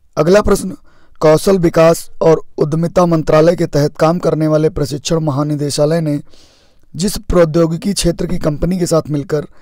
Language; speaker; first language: Hindi; native; Hindi